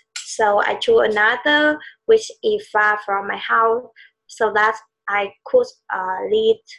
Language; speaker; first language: English; non-native, learner; Vietnamese